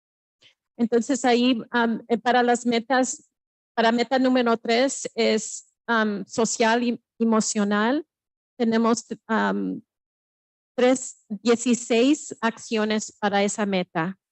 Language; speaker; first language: Spanish; early bilingual, heritage; Spanish